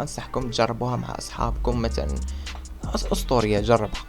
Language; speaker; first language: Arabic; native; Arabic